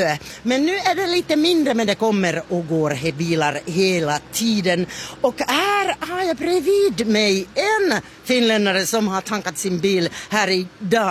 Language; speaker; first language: Swedish; non-native, fluent; Finnish